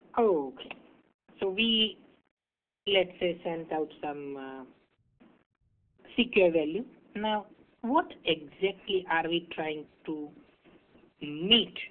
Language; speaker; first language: English; non-native, local second language; Hindi